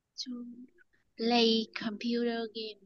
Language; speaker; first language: English; non-native, learner; Vietnamese